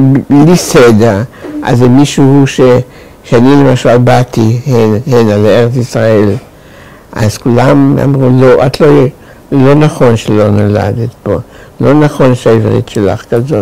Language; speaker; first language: Hebrew; non-native, fluent; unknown